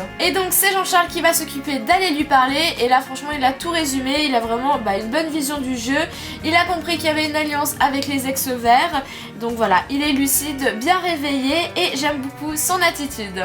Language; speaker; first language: French; native; French